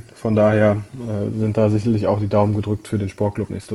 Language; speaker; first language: German; native; German